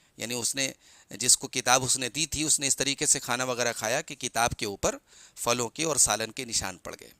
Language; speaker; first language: Urdu; native; Urdu